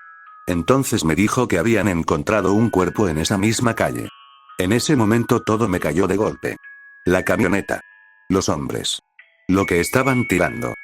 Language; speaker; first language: Spanish; native; Spanish